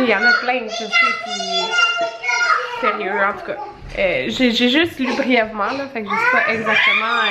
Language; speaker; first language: French; native; French